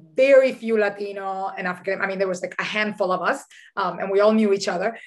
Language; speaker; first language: English; early bilingual, other home language; Spanish